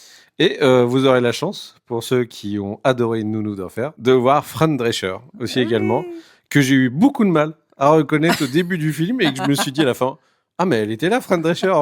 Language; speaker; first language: French; native; French